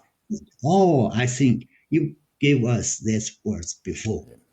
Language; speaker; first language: English; non-native, learner; Chinese